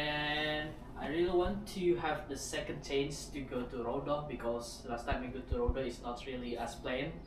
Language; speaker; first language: English; non-native, learner; Indonesian